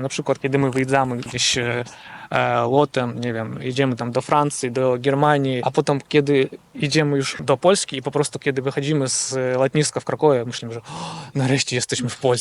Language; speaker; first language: Polish; non-native, learner; Russian